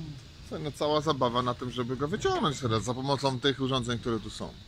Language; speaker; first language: Polish; native; Polish